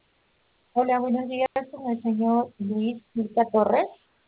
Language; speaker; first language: Spanish; native; Spanish